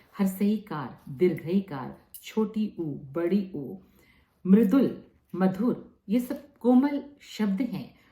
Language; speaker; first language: Hindi; native; Hindi